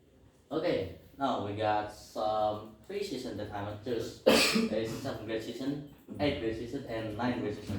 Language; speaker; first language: English; non-native, learner; Indonesian